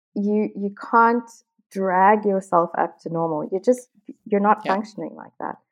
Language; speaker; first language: English; native; English